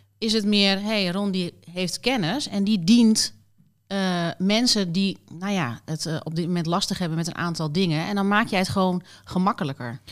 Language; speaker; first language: Dutch; native; Dutch